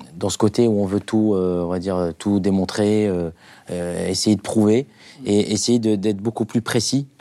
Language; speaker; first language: French; non-native, local second language; Arabic